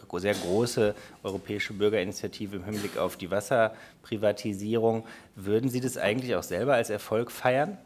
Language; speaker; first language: German; native; German